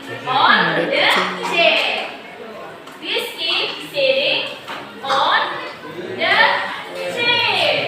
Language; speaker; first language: English; non-native, learner; Indonesian